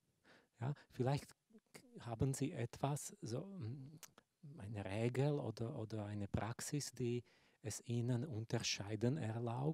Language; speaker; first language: German; non-native, fluent; Slovak